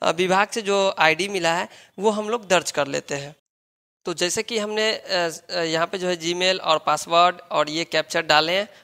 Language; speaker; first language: Hindi; native; Hindi